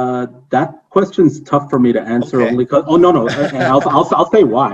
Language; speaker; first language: English; native; English